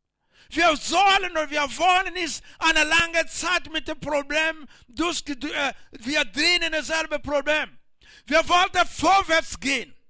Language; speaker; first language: German; non-native, learner; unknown